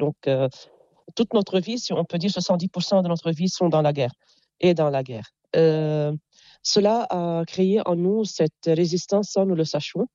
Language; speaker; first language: French; non-native, local second language; Arabic